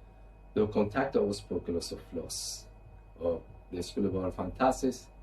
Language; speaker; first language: Swedish; non-native, fluent; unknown